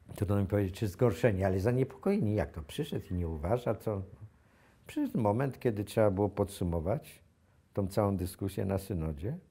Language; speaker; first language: Polish; native; Polish